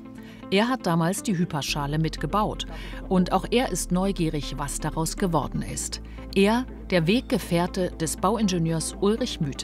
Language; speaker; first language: German; native; German